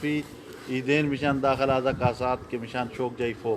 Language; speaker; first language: Arabic; non-native, learner; Urdu